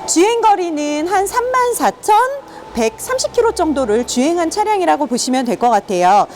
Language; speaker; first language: Korean; native; Korean